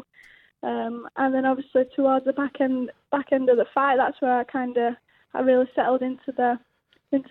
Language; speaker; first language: English; native; English